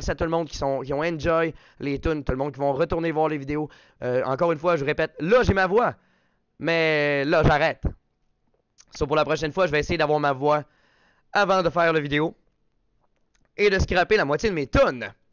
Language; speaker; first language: French; native; French